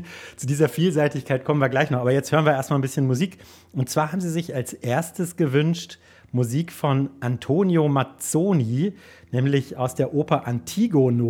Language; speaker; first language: German; native; German